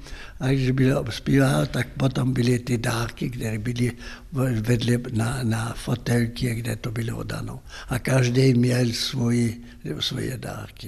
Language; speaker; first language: Czech; non-native, local second language; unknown